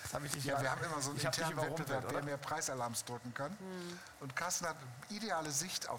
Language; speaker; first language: German; native; German